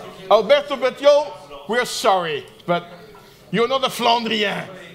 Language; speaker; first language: English; non-native, fluent; Dutch